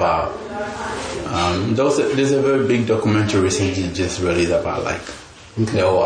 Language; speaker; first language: English; non-native, local second language; Ga